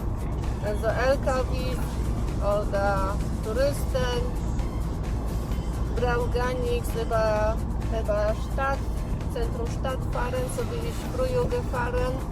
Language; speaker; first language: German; non-native, learner; Polish